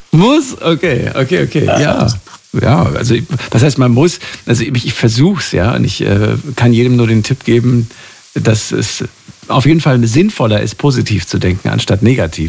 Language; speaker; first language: German; native; German